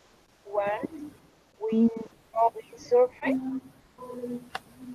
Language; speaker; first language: English; non-native, learner; Spanish